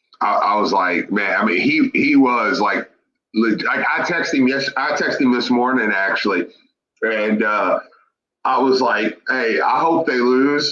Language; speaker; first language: English; native; English